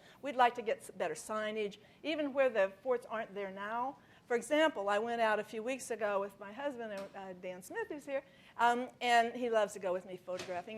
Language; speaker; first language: English; native; English